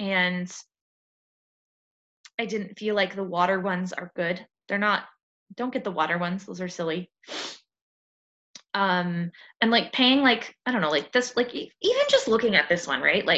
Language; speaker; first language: English; native; English